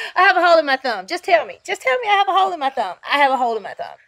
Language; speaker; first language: English; native; English